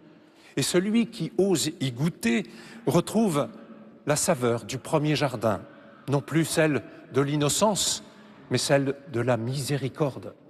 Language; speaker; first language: French; native; French